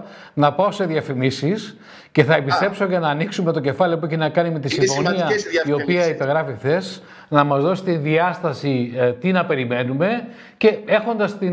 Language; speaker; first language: Greek; native; Greek